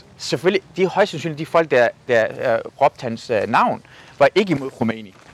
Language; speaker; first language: Danish; native; Danish